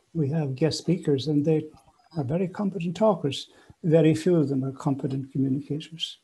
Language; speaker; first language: English; native; English